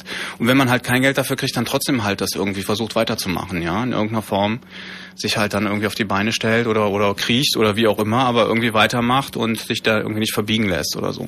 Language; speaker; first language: German; native; German